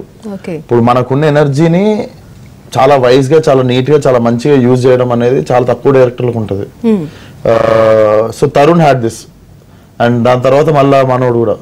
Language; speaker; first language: Telugu; native; Telugu